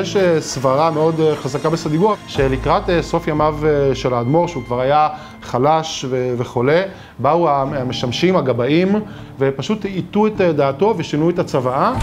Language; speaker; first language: Hebrew; native; Hebrew